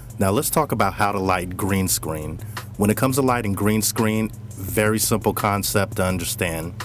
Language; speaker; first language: English; native; English